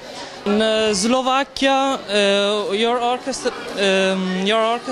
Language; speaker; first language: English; non-native, learner; Italian